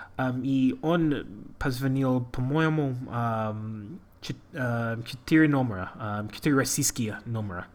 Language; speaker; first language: Russian; non-native, learner; English